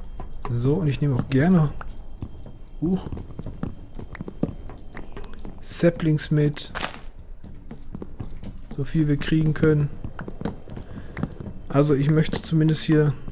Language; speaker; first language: German; native; German